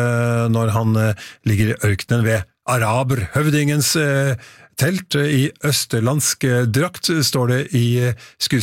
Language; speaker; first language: Norwegian; native; Norwegian